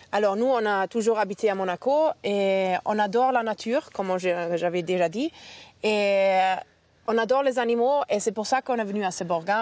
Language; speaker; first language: French; non-native, fluent; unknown